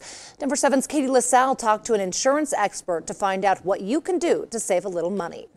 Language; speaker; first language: English; native; English